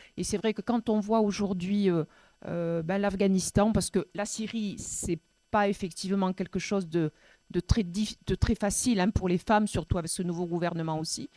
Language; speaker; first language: French; native; French